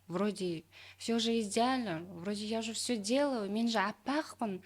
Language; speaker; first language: Russian; non-native, local second language; Kazakh